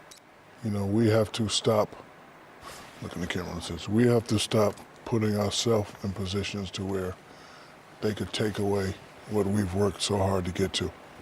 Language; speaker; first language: English; native; English